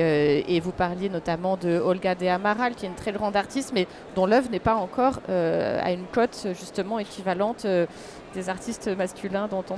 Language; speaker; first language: French; native; French